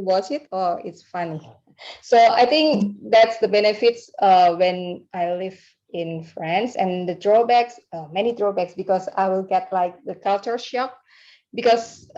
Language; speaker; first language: English; non-native, learner; Indonesian